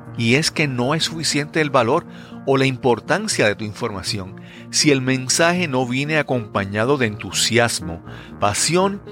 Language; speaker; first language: Spanish; native; Spanish